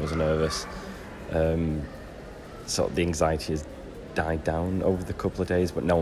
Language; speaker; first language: English; native; English